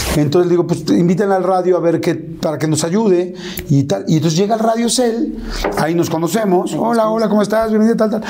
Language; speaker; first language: Spanish; native; Spanish